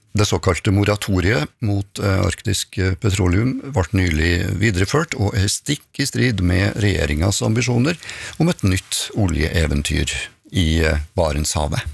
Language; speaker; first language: Norwegian; native; Norwegian